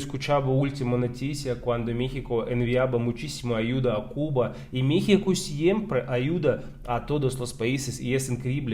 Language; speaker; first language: Spanish; non-native, fluent; Russian